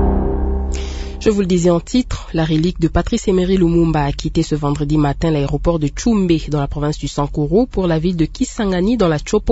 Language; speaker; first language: French; non-native, local second language; Lingala